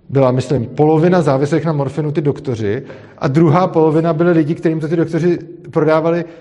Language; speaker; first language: Czech; native; Czech